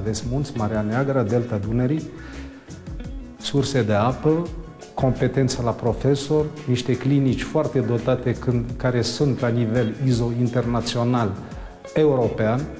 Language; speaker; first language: Romanian; non-native, fluent; Arabic